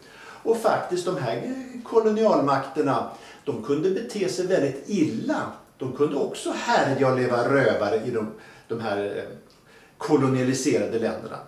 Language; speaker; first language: Swedish; native; Swedish